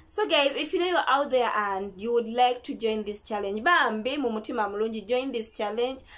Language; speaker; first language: English; non-native, local second language; Ganda